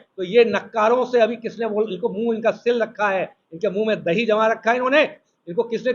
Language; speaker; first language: Hindi; native; Hindi